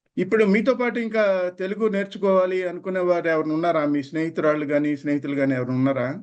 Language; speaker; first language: Telugu; native; Telugu